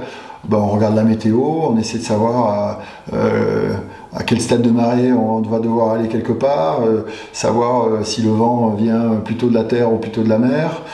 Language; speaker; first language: French; native; French